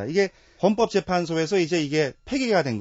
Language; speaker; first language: Korean; native; Korean